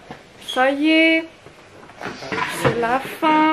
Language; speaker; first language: French; native; French